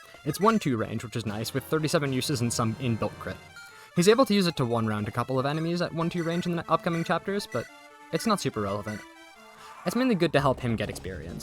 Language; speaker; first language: English; native; English